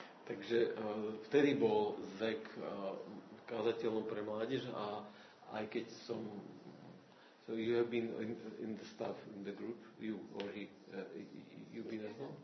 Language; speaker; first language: English; non-native, fluent; Slovak